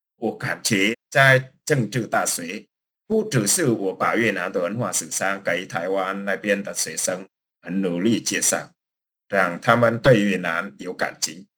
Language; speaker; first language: Chinese; non-native, fluent; Vietnamese